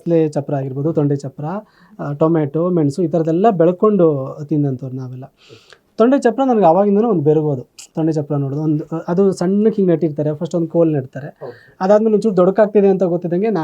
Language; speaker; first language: Kannada; native; Kannada